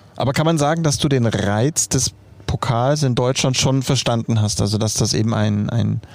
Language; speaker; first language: German; native; German